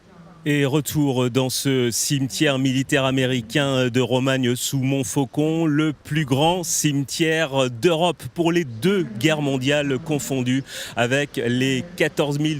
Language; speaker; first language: French; native; French